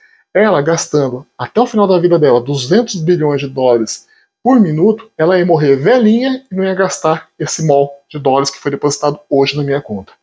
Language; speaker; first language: Portuguese; native; Portuguese